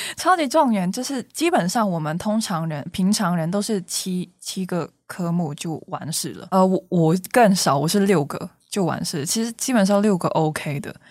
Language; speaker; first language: Chinese; non-native, local second language; Cantonese